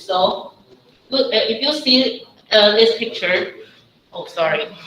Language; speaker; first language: English; non-native, fluent; Chinese